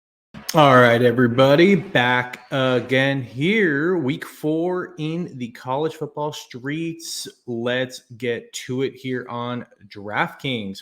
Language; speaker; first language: English; native; English